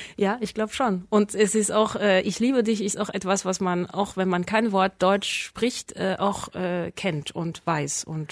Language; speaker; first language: German; non-native, fluent; French